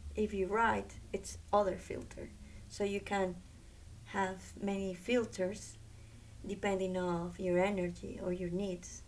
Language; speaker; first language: English; non-native, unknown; Spanish